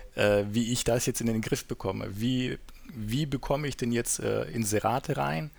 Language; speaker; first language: German; native; German